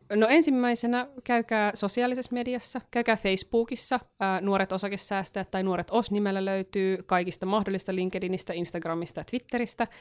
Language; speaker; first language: Finnish; native; Finnish